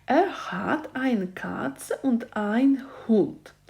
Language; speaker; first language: German; non-native, fluent; Ukrainian